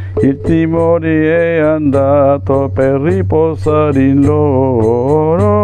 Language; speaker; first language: Italian; non-native, learner; Spanish